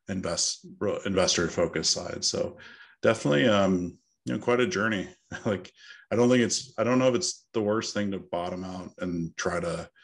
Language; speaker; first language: English; native; English